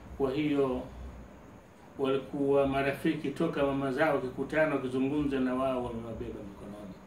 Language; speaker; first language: Swahili; native; Swahili